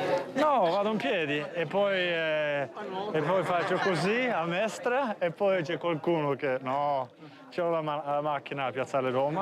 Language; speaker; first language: Italian; non-native, learner; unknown